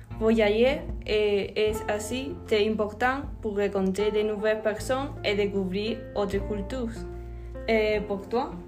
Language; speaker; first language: French; non-native, learner; Spanish